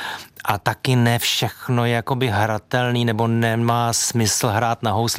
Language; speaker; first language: Czech; native; Czech